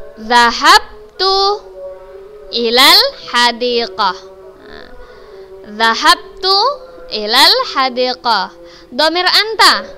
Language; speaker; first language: Arabic; non-native, fluent; Indonesian